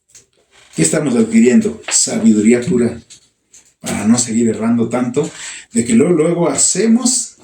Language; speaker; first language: Spanish; native; Spanish